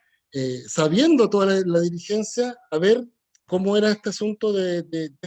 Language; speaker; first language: Spanish; native; Spanish